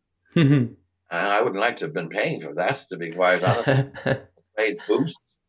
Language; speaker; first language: English; native; English